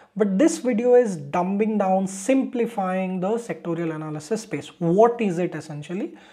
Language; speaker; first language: English; non-native, local second language; Hindi